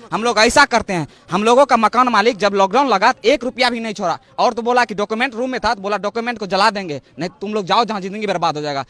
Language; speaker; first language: Hindi; native; Hindi